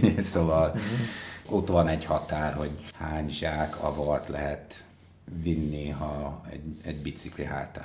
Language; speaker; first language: Hungarian; non-native, fluent; English